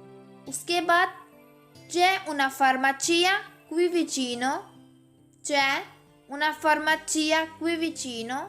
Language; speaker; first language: Italian; non-native, fluent; Urdu